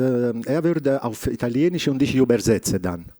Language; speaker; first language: German; non-native, fluent; Italian